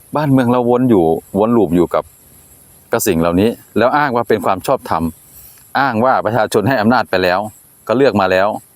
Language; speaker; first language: Thai; native; Thai